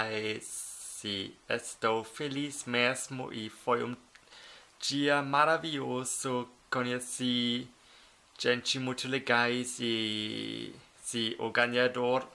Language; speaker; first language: Portuguese; non-native, fluent; German